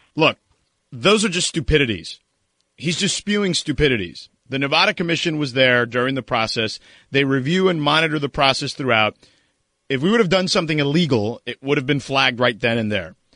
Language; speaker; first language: English; early bilingual, other home language; Spanish